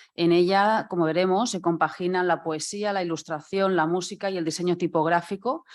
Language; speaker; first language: Spanish; non-native, local second language; Catalan